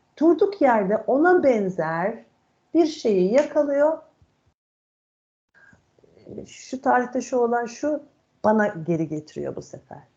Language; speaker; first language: Turkish; native; Turkish